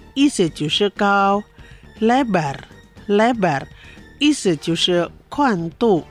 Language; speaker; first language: Chinese; non-native, fluent; Indonesian